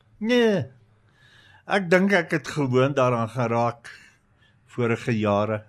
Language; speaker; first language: Afrikaans; non-native, local second language; English